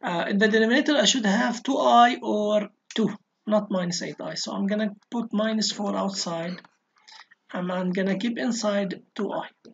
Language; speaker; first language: English; non-native, local second language; Arabic